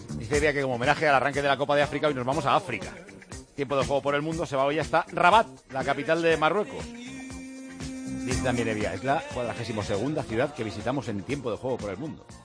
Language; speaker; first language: Spanish; native; Spanish